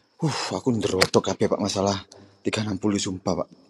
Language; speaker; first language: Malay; non-native, local second language; Javanese